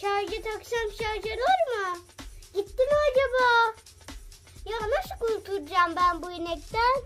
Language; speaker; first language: Turkish; native; Turkish